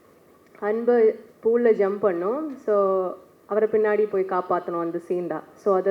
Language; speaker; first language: Tamil; non-native, learner; Malayalam